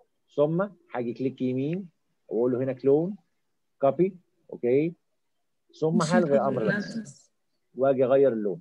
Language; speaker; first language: Arabic; native; Arabic